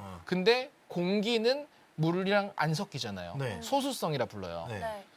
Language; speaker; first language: Korean; native; Korean